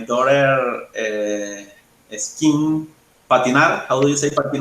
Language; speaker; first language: English; non-native, learner; Spanish